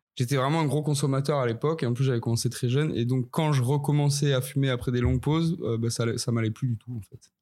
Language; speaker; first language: French; native; French